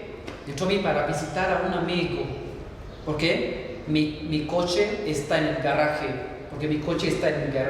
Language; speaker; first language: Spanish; non-native, learner; English